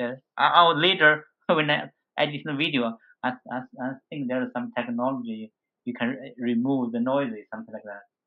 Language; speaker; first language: English; non-native, fluent; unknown